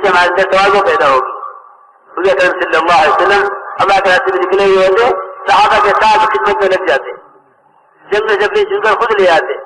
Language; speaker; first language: Urdu; native; Urdu